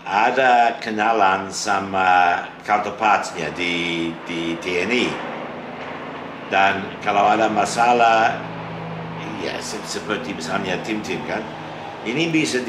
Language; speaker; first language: Indonesian; non-native, fluent; English